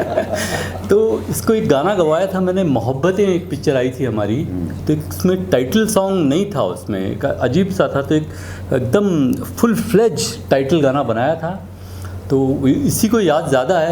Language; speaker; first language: Hindi; native; Hindi